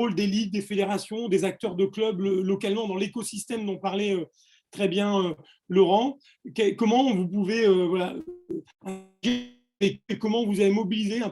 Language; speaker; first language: French; native; French